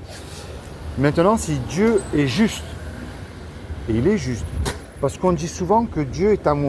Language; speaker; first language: French; native; French